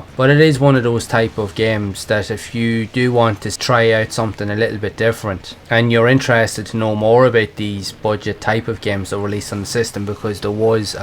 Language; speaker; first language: English; native; English